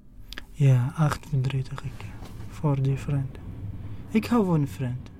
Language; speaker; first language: Dutch; non-native, learner; Arabic